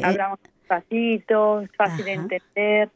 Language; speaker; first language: Spanish; native; Spanish